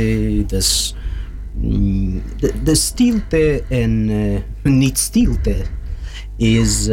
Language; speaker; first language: Dutch; non-native, learner; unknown